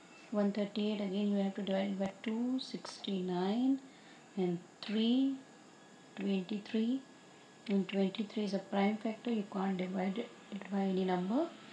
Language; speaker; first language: English; non-native, local second language; Hindi